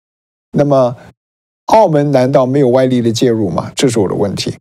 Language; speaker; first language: Chinese; native; Chinese